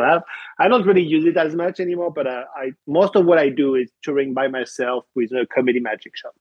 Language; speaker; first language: English; non-native, fluent; French